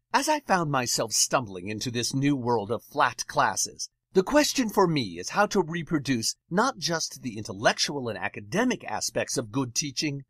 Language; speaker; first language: English; native; English